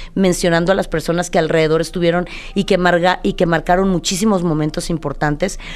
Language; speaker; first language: Spanish; native; Spanish